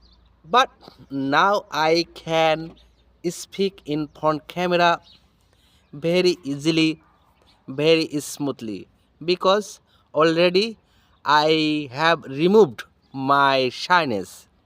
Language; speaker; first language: English; non-native, learner; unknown